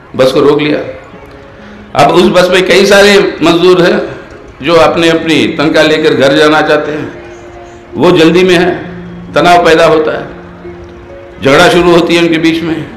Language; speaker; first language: Hindi; non-native, local second language; Telugu